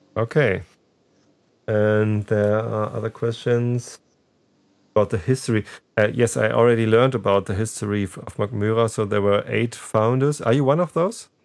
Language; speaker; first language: English; non-native, fluent; German